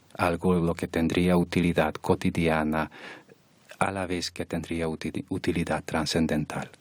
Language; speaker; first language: Spanish; non-native, fluent; Hungarian